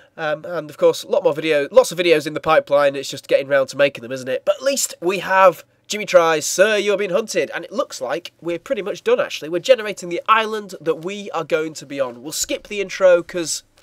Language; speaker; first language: English; native; English